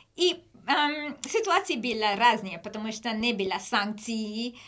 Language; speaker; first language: Russian; non-native, learner; English